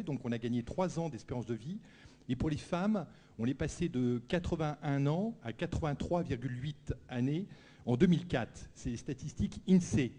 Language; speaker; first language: French; native; French